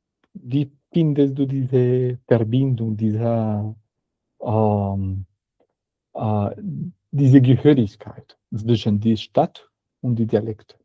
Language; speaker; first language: German; non-native, learner; Spanish